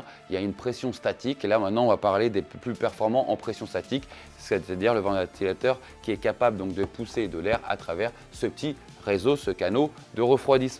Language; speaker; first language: French; native; French